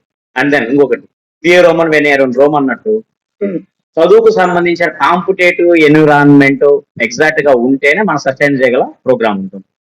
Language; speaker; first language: Telugu; native; Telugu